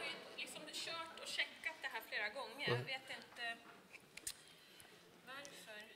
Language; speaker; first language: Swedish; native; Swedish